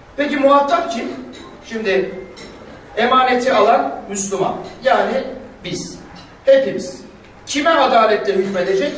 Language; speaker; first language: Turkish; non-native, local second language; Kurdish